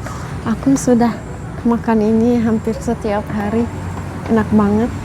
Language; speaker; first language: Indonesian; non-native, fluent; Arabic